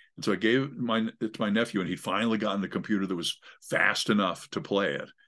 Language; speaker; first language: English; native; English